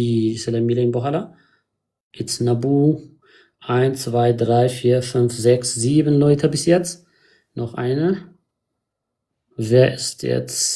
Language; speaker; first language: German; non-native, fluent; Amharic